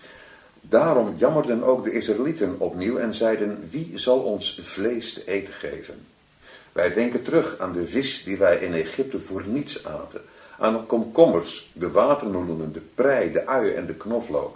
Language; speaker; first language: Dutch; native; Dutch